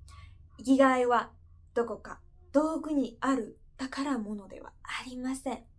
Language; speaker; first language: Japanese; non-native, fluent; Indonesian